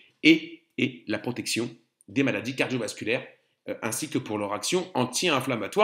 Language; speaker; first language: French; native; French